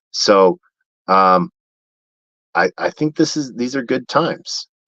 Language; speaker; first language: English; native; English